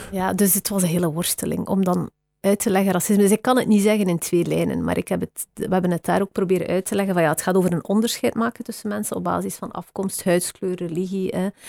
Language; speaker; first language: Dutch; native; Dutch